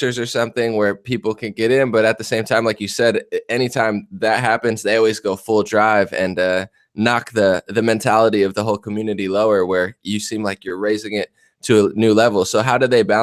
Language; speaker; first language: English; native; English